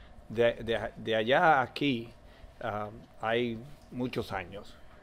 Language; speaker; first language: Spanish; early bilingual, heritage; Spanish